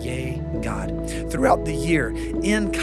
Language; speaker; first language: English; native; English